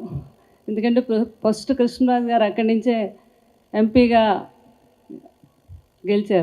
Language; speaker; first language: Telugu; native; Telugu